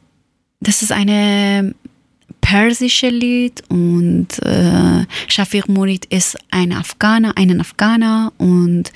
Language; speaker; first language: German; non-native, learner; Persian